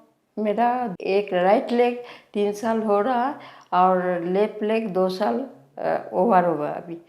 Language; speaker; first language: Hindi; non-native, local second language; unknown